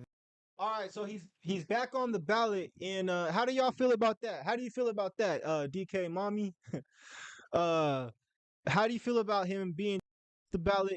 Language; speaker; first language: English; native; English